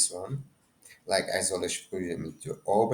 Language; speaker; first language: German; non-native, learner; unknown